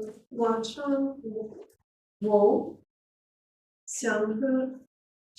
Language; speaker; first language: Chinese; non-native, learner; Portuguese